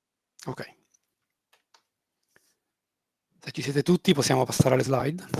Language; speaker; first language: Italian; native; Italian